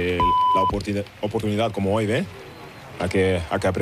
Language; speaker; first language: Spanish; non-native, fluent; German